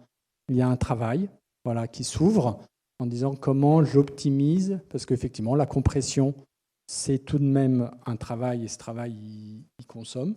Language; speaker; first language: French; native; French